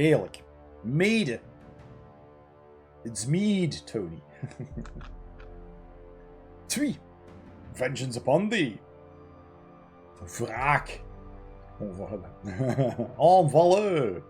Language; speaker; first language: Dutch; native; Dutch